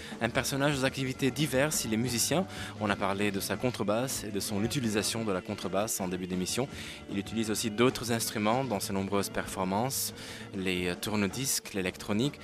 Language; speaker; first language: French; non-native, local second language; Arabic